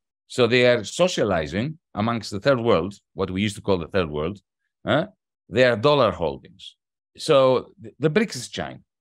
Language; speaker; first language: English; non-native, fluent; Greek